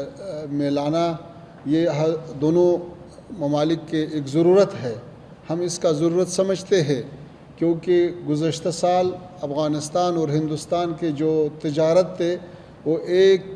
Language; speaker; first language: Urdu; non-native, fluent; Pashto